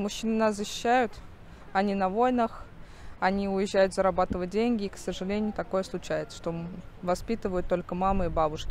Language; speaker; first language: Russian; native; Russian